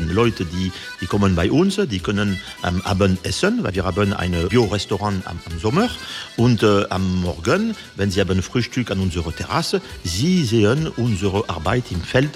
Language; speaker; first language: German; non-native, learner; French